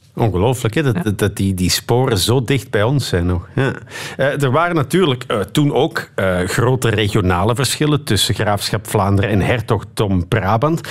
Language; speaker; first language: Dutch; native; Dutch